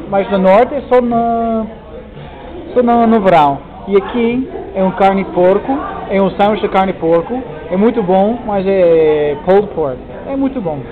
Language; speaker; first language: Portuguese; non-native, fluent; English